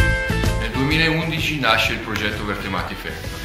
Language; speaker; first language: Italian; native; Italian